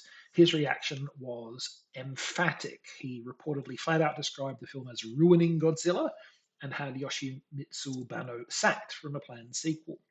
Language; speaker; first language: English; native; English